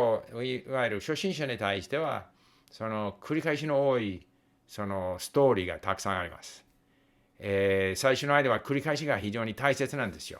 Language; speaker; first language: Japanese; non-native, fluent; English